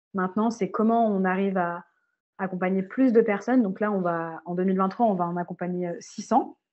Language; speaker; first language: French; native; French